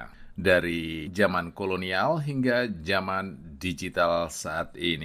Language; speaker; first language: Indonesian; native; Indonesian